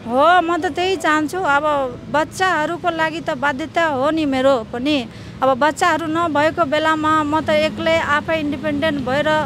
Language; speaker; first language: Nepali; non-native, local second language; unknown